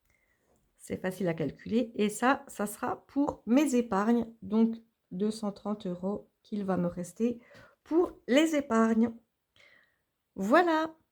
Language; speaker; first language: French; native; French